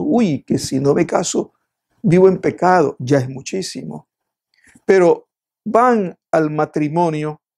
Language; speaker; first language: Spanish; native; Spanish